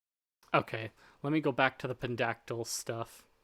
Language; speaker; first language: English; native; English